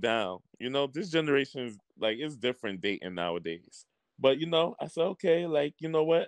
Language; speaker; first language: English; native; English